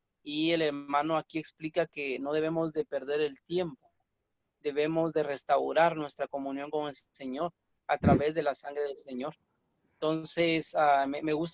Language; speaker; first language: Spanish; native; Spanish